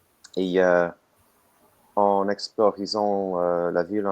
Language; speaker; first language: French; non-native, learner; English